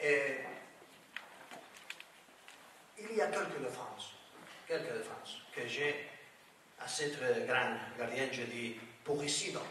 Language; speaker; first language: French; non-native, learner; Spanish